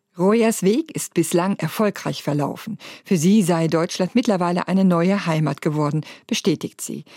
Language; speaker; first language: German; native; German